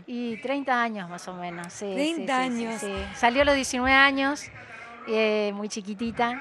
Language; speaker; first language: Spanish; native; Spanish